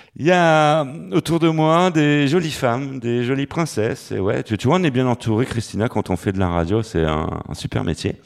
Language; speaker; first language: French; native; French